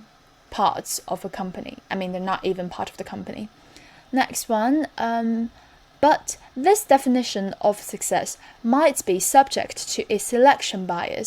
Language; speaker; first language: English; non-native, fluent; Chinese